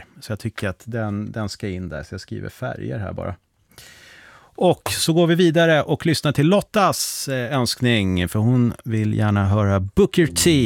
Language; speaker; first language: Swedish; native; Swedish